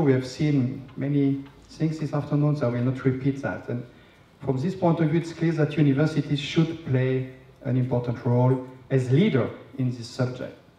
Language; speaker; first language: English; non-native, fluent; French